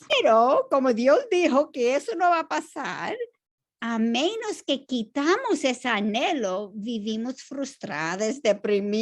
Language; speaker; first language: Spanish; non-native, fluent; English